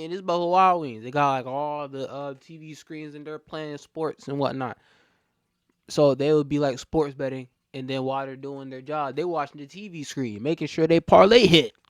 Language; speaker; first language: English; native; English